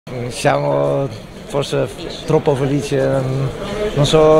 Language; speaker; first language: Italian; non-native, fluent; Dutch